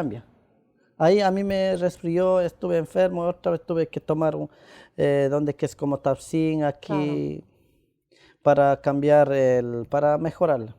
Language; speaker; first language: Spanish; non-native, local second language; Quechua